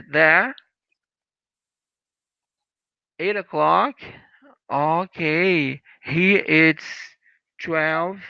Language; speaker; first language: English; non-native, learner; Portuguese